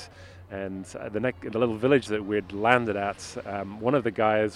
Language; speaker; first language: English; native; English